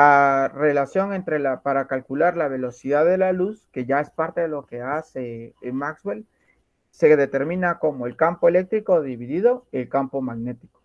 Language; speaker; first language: Spanish; native; Spanish